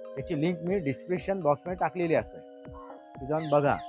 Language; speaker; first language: Marathi; non-native, local second language; Konkani